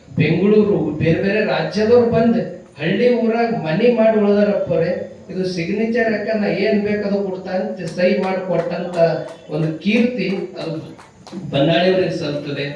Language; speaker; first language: Kannada; native; Kannada